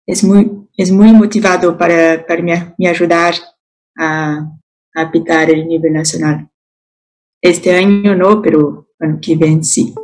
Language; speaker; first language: Spanish; non-native, learner; Portuguese